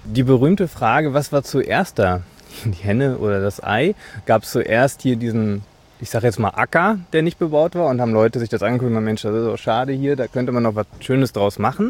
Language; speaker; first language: German; native; German